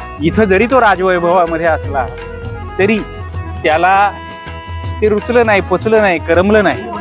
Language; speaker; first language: Marathi; native; Marathi